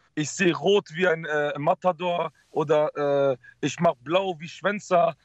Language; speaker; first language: German; early bilingual, other home language; Dutch